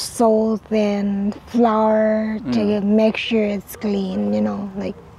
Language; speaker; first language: English; non-native, local second language; Cebuano